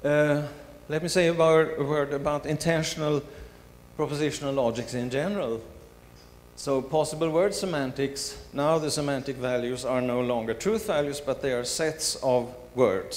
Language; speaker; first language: English; non-native, fluent; Swedish